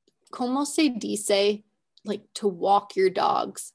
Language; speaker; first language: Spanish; non-native, learner; English